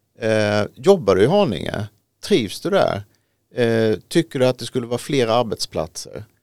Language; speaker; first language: Swedish; native; Swedish